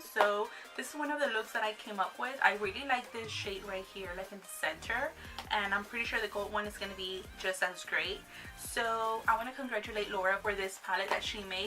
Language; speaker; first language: English; native; English